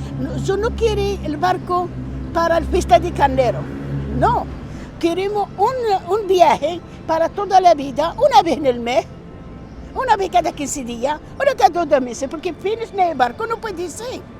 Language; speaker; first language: Spanish; non-native, learner; Arabic